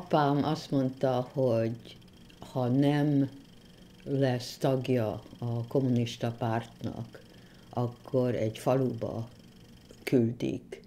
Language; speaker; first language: Hungarian; early bilingual, heritage; Hungarian